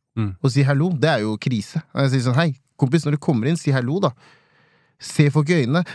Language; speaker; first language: Norwegian; non-native, fluent; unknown